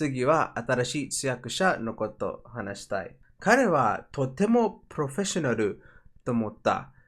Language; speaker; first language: Japanese; non-native, learner; Spanish